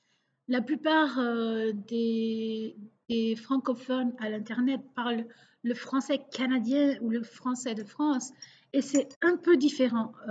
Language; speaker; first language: French; non-native, local second language; Portuguese